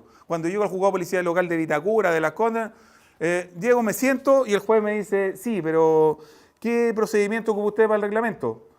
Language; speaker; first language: Spanish; native; Spanish